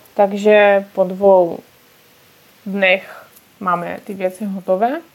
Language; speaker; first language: Czech; non-native, fluent; Russian